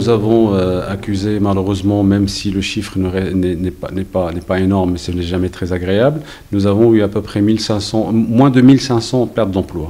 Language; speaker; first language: French; non-native, local second language; Arabic